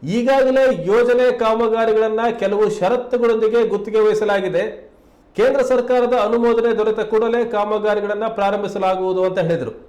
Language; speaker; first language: Kannada; native; Kannada